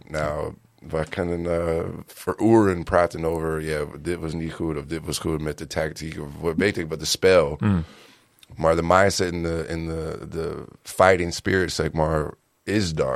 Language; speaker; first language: Dutch; non-native, learner; English